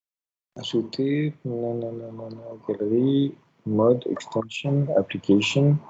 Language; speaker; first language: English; non-native, learner; French